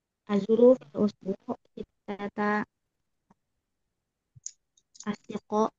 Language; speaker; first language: Arabic; non-native, learner; Indonesian